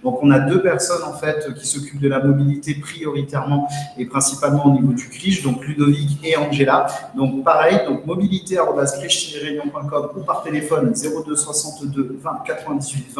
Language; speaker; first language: French; native; French